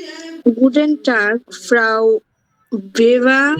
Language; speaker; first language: German; non-native, learner; Bangla